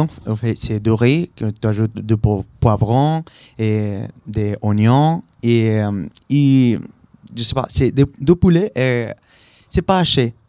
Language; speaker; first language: French; non-native, learner; Spanish